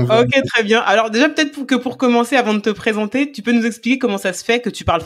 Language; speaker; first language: French; native; French